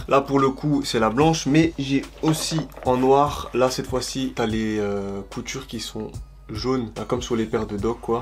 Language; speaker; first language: French; native; French